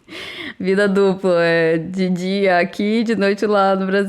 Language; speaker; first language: Portuguese; native; Portuguese